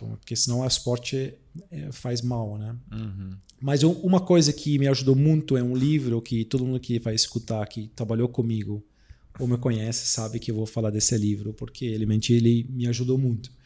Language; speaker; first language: Portuguese; non-native, fluent; Dutch